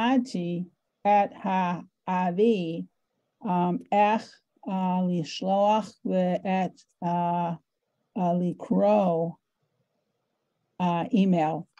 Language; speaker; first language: Hebrew; non-native, learner; English